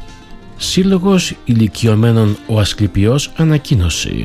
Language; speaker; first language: Greek; native; Greek